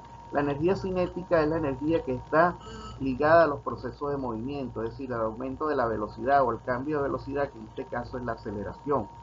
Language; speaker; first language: Spanish; native; Spanish